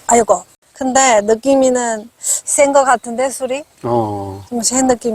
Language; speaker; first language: Korean; non-native, fluent; Chinese